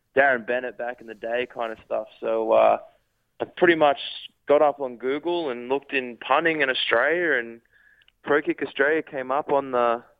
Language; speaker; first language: English; native; English